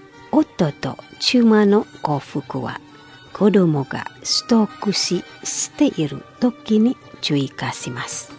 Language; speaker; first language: Japanese; non-native, fluent; Indonesian